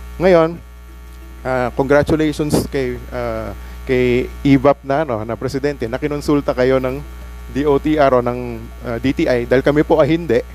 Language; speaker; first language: Filipino; native; Filipino